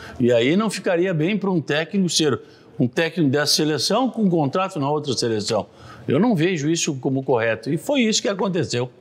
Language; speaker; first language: Portuguese; native; Portuguese